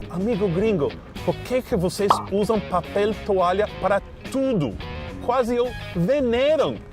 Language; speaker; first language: Portuguese; non-native, fluent; English